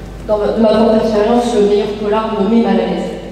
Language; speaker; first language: French; native; French